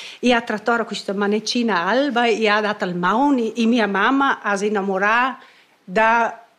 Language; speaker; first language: Italian; non-native, local second language; Romansh